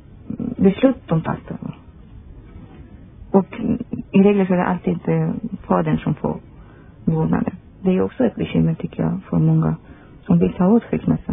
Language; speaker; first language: Swedish; non-native, fluent; Persian